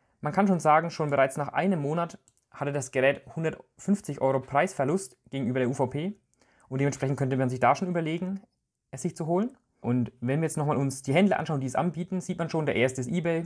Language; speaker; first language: German; native; German